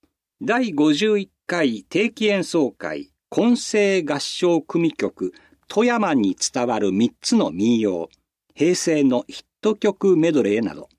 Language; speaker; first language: Japanese; native; Japanese